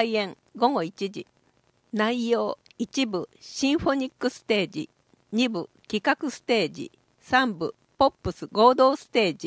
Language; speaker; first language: Japanese; native; Japanese